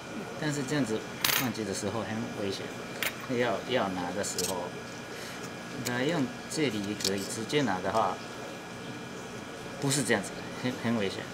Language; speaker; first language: Chinese; non-native, learner; Japanese